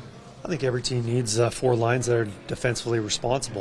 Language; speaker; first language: English; native; English